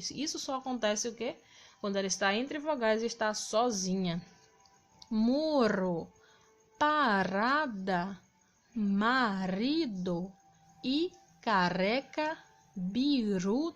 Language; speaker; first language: Portuguese; native; Portuguese